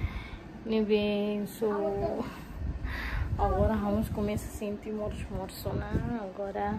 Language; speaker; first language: Portuguese; non-native, local second language; Tetum